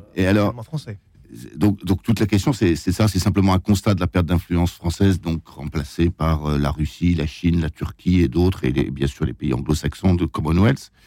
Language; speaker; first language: French; native; French